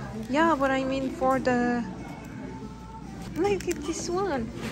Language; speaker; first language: English; non-native, learner; French